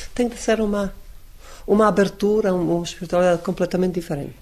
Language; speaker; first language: Portuguese; non-native, learner; Croatian